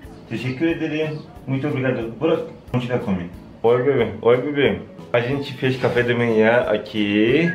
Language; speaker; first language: Portuguese; non-native, learner; Turkish